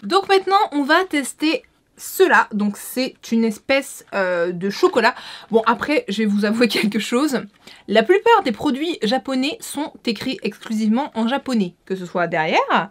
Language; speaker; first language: French; native; French